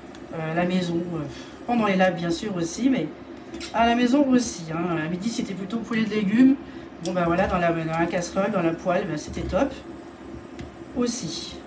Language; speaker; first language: French; native; French